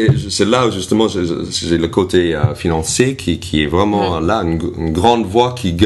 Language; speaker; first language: French; non-native, fluent; English